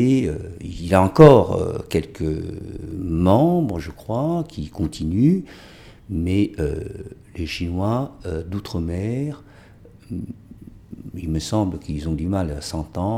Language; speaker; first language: French; non-native, fluent; Chinese